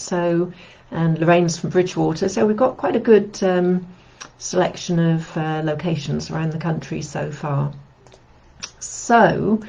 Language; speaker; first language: English; native; English